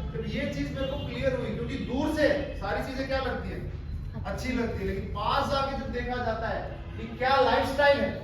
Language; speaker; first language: Hindi; native; Hindi